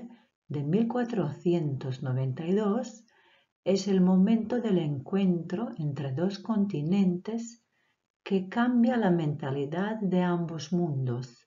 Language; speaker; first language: Spanish; non-native, fluent; Croatian